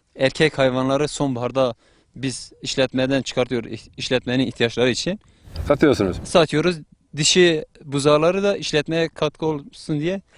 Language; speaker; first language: Turkish; native; Turkish